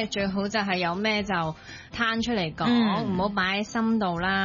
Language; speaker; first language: Cantonese; native; Cantonese